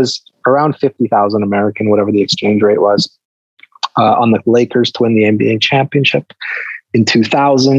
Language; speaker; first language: English; native; English